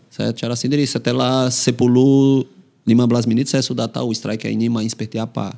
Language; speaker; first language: Indonesian; non-native, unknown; Portuguese